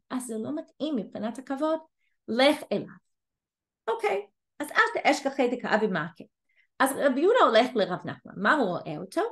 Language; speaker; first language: Hebrew; non-native, fluent; English